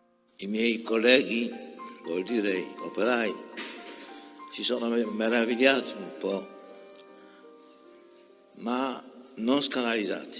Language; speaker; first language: Italian; non-native, fluent; Polish